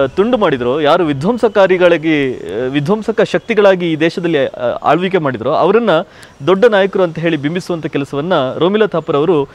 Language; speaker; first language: Kannada; native; Kannada